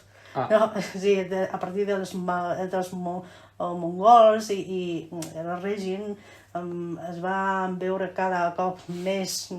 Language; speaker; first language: Catalan; non-native, fluent; Chinese